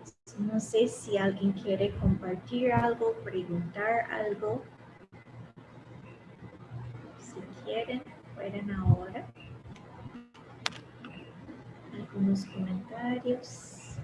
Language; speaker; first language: Spanish; early bilingual, heritage; English